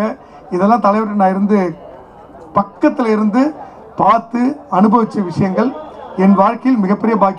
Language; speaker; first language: Tamil; native; Tamil